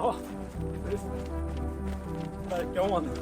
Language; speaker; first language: Swedish; native; Swedish